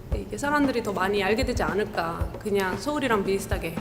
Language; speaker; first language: Korean; non-native, fluent; Ukrainian